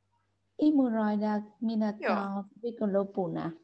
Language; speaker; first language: Finnish; non-native, learner; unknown